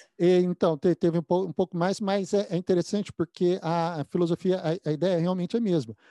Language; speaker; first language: Portuguese; native; Portuguese